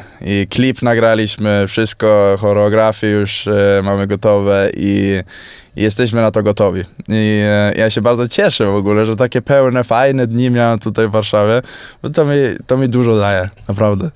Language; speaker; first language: Polish; early bilingual, heritage; Polish